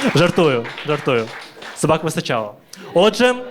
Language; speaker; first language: Ukrainian; early bilingual, other home language; Russian